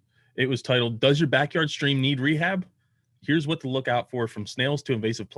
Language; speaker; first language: English; native; English